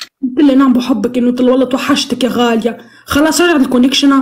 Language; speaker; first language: Arabic; native; Arabic